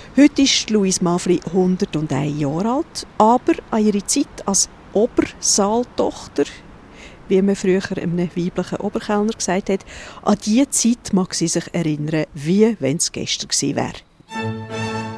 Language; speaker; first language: German; native; German